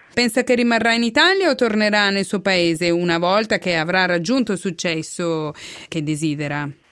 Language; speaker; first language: Italian; native; Italian